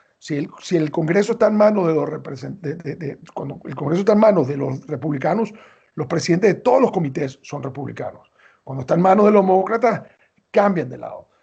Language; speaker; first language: Spanish; native; Spanish